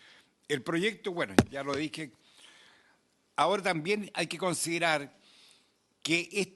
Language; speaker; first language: Spanish; native; Spanish